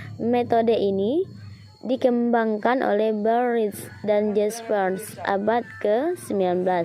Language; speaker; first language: Indonesian; native; Indonesian